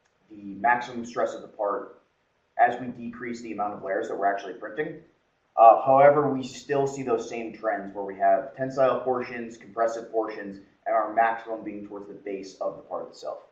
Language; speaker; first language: English; native; English